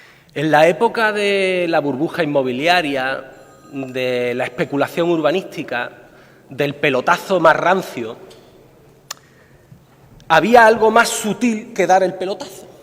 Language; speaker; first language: Spanish; native; Spanish